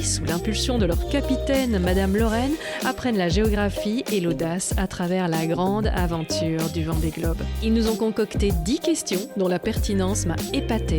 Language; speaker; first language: French; native; French